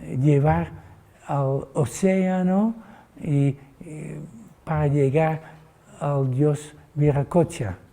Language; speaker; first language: Spanish; non-native, fluent; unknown